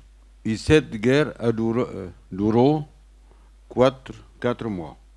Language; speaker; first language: French; non-native, learner; Arabic